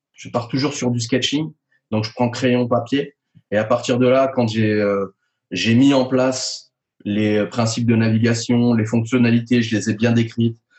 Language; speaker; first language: French; native; French